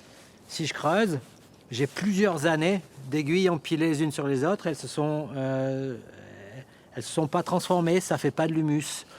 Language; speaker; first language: French; native; French